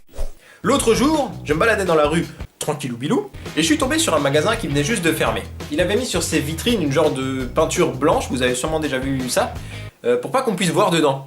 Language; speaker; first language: French; native; French